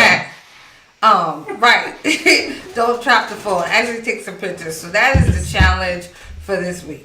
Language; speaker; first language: English; native; English